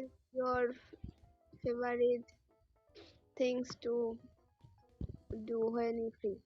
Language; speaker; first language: English; non-native, learner; Bangla